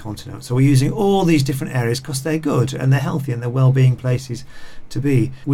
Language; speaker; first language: English; native; English